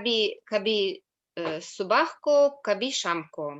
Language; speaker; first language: Hindi; non-native, learner; Russian